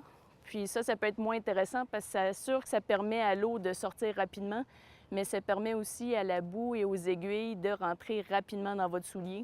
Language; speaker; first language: French; native; French